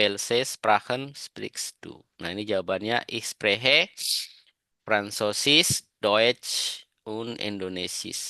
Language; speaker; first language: German; non-native, learner; Indonesian